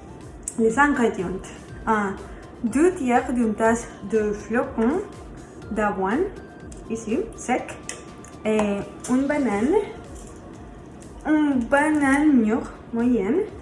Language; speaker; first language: French; non-native, learner; Spanish